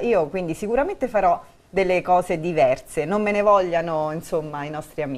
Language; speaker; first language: Italian; native; Italian